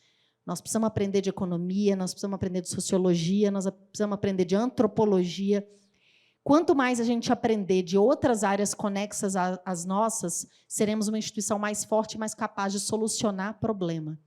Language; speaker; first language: Portuguese; native; Portuguese